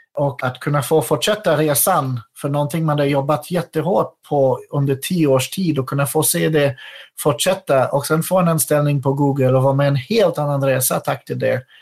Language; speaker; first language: Swedish; non-native, fluent; French